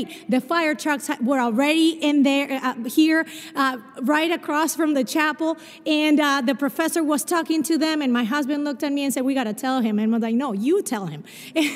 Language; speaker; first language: English; non-native, fluent; Spanish